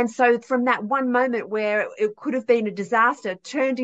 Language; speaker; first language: English; native; English